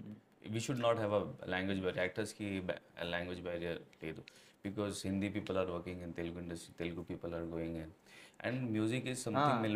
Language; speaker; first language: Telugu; non-native, local second language; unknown